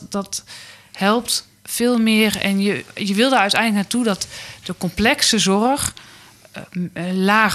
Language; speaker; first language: Dutch; native; Dutch